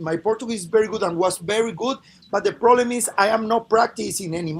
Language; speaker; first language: English; non-native, fluent; Spanish